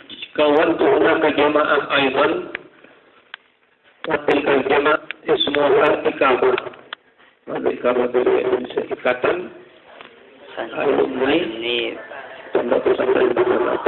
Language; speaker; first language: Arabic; non-native, fluent; Madurese